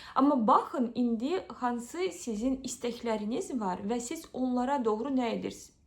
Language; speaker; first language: Azerbaijani; early bilingual, heritage; Azerbaijani